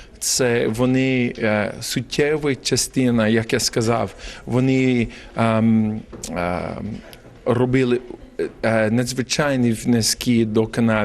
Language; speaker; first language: Ukrainian; non-native, learner; English